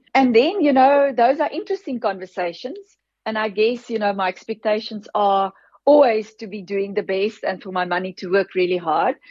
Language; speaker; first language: English; non-native, local second language; Afrikaans